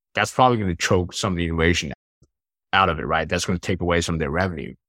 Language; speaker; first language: English; non-native, fluent; Chinese